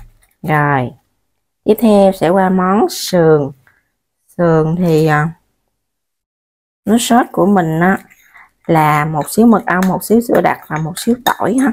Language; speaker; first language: Vietnamese; native; Vietnamese